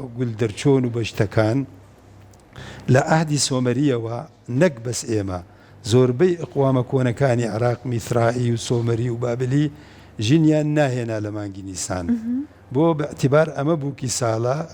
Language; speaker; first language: Central Kurdish; non-native, local second language; Kurdish